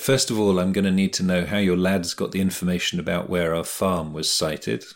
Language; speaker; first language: English; native; English